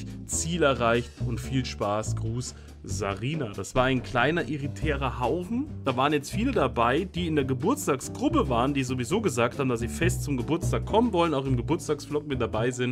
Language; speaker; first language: German; native; German